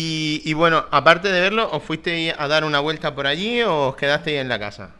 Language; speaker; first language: Spanish; native; Spanish